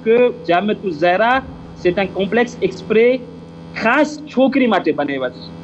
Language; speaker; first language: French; non-native, local second language; Gujarati